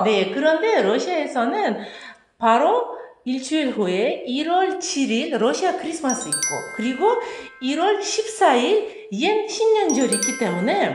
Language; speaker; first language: Korean; non-native, fluent; Russian